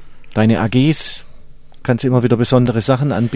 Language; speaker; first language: German; native; German